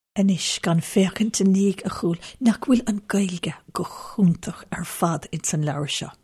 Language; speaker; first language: Irish; native; Irish